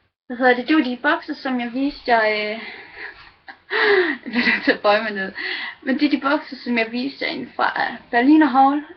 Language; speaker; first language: Danish; native; Danish